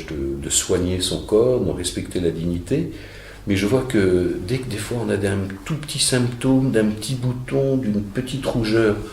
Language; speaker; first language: French; native; French